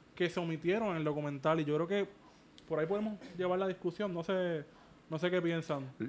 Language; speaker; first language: Spanish; native; Spanish